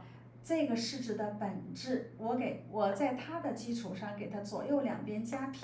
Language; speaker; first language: Chinese; native; Chinese